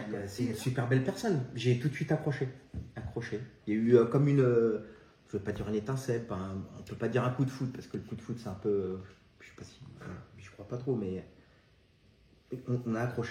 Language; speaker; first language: French; native; French